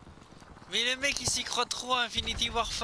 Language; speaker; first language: French; native; French